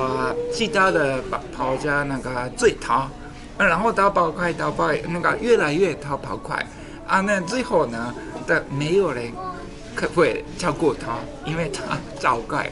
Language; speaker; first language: Chinese; non-native, learner; Japanese